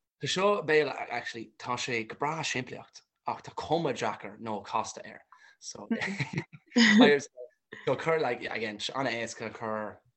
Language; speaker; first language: Irish; non-native, local second language; English